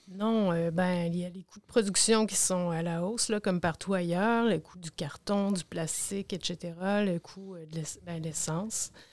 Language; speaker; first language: French; native; French